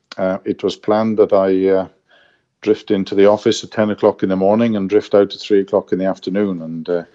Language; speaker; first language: English; native; English